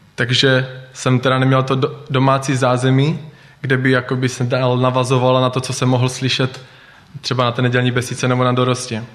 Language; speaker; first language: Czech; native; Czech